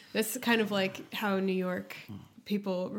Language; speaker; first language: English; native; English